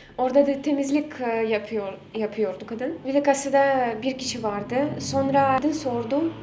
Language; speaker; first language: Turkish; non-native, learner; Russian